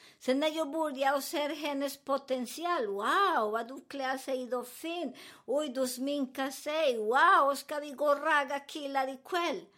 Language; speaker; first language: Swedish; non-native, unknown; Spanish